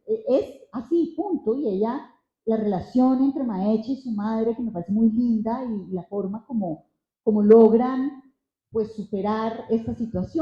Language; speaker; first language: Spanish; native; Spanish